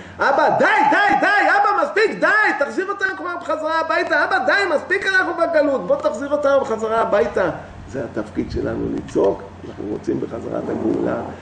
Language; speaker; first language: Hebrew; native; Hebrew